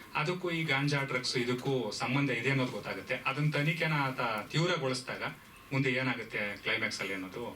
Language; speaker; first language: Kannada; native; Kannada